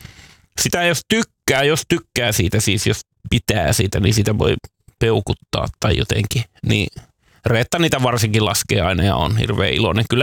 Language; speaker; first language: Finnish; native; Finnish